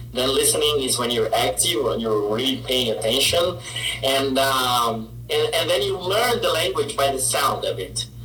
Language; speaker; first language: English; non-native, fluent; Portuguese